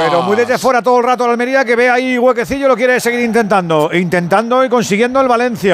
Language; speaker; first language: Spanish; native; Spanish